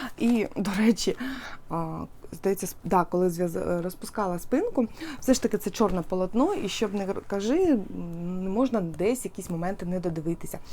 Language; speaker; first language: Ukrainian; non-native, local second language; Russian